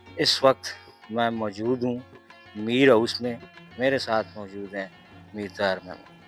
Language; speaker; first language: Urdu; non-native, local second language; Punjabi